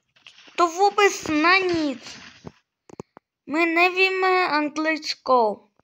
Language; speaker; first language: Czech; early bilingual, other home language; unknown